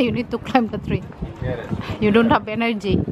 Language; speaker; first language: English; non-native, local second language; Filipino